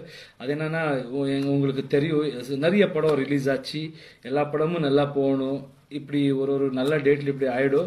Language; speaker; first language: Tamil; non-native, learner; Kannada